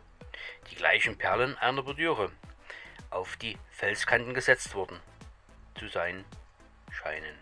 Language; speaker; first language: German; native; German